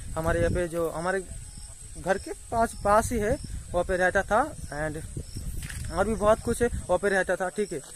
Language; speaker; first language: Hindi; non-native, local second language; Bangla